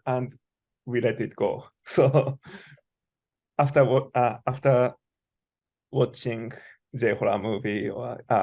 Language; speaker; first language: English; non-native, learner; Japanese